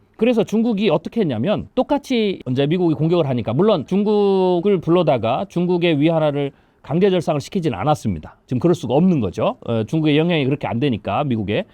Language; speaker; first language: Korean; native; Korean